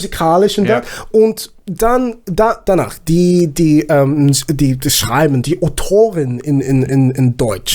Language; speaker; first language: German; non-native, learner; Zulu